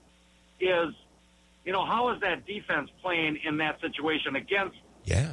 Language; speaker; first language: English; native; English